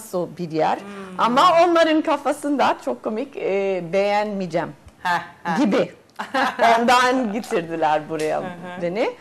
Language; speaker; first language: Turkish; non-native, fluent; Spanish